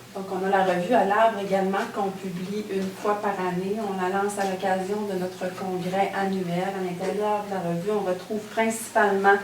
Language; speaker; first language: French; native; French